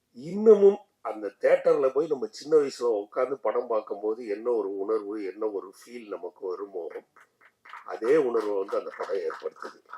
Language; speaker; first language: Tamil; native; Tamil